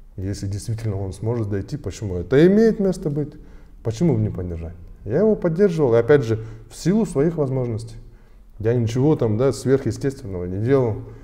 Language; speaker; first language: Russian; native; Russian